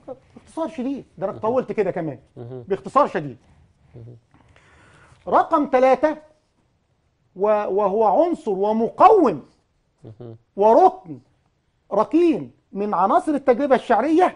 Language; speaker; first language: Arabic; native; Arabic